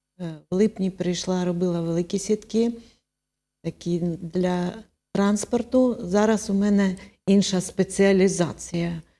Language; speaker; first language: Ukrainian; non-native, local second language; Russian